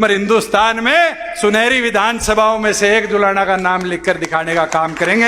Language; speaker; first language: Hindi; native; Hindi